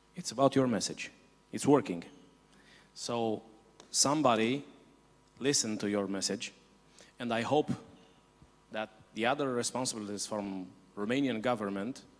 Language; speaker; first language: English; non-native, fluent; Romanian